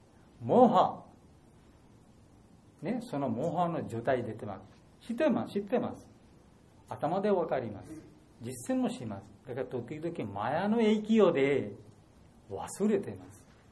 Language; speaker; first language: Japanese; non-native, learner; Bangla